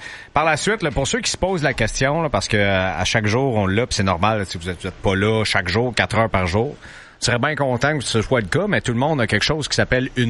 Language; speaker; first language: French; native; French